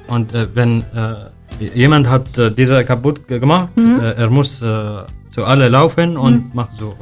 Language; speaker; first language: German; non-native, learner; Arabic